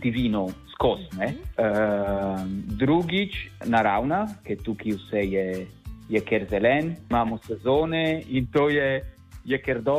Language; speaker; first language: Slovenian; non-native, learner; Italian